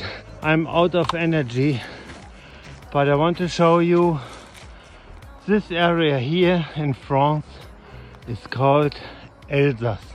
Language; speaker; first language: English; non-native, learner; German